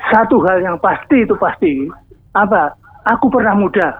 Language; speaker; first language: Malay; non-native, local second language; Javanese